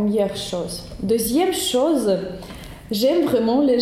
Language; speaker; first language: French; non-native, learner; Russian